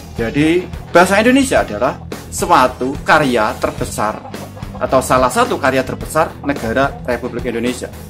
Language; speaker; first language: Indonesian; native; Indonesian